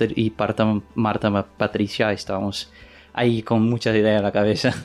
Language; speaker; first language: Spanish; non-native, learner; Portuguese